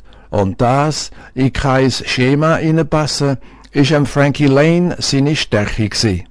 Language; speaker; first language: German; native; German